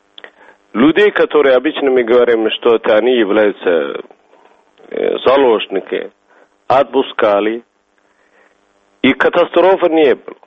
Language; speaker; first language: Russian; non-native, fluent; Somali